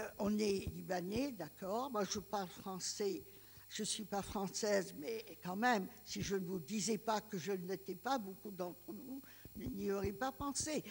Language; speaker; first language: French; non-native, local second language; Greek